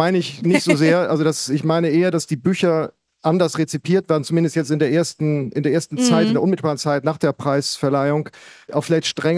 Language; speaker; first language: German; native; German